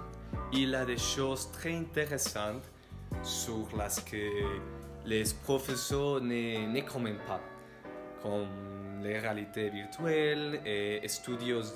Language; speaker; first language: French; non-native, learner; Spanish